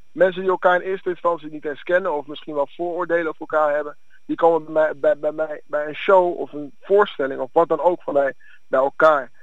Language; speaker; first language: Dutch; early bilingual, other home language; Akan